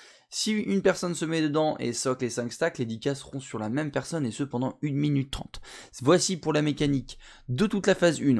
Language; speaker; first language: French; native; French